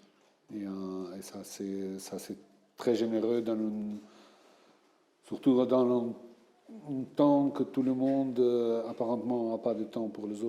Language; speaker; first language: French; non-native, fluent; Portuguese